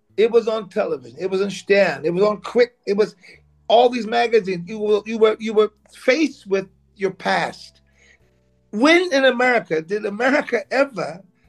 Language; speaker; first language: English; native; English